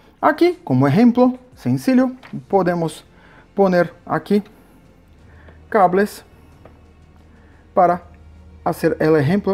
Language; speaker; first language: Spanish; non-native, learner; Portuguese